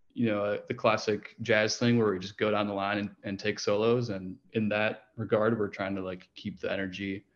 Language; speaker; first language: English; native; English